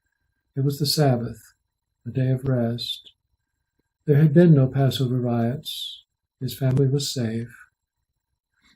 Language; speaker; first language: English; native; English